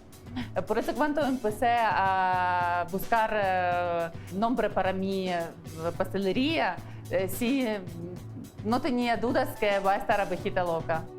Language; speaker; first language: Spanish; non-native, learner; Ukrainian